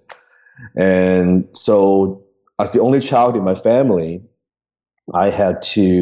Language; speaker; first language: English; non-native, local second language; Cantonese